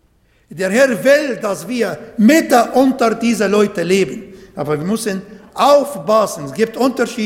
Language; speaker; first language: German; non-native, learner; Arabic